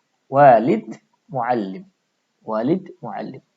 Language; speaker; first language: Arabic; non-native, fluent; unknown